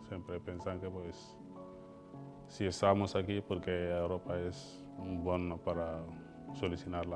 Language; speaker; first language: Spanish; non-native, fluent; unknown